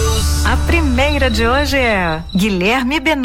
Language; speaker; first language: Portuguese; native; Portuguese